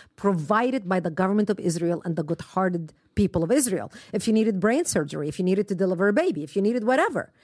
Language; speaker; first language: English; non-native, fluent; Arabic